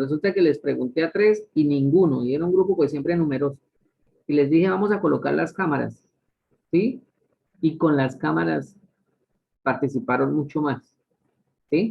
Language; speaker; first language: Spanish; native; Spanish